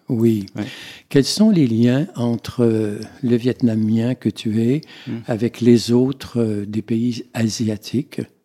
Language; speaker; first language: French; native; French